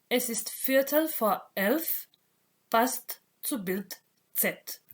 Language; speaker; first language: German; non-native, fluent; Macedonian